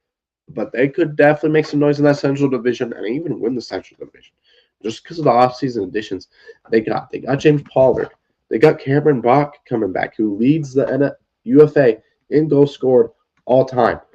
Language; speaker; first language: English; native; English